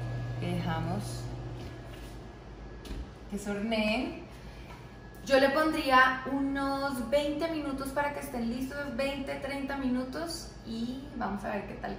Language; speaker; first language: Spanish; native; Spanish